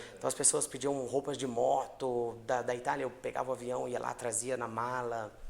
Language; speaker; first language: Portuguese; native; Portuguese